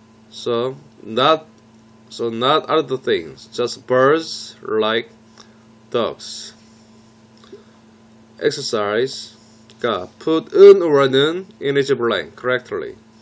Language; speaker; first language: English; non-native, fluent; Korean